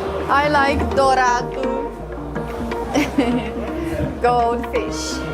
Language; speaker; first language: English; non-native, learner; Portuguese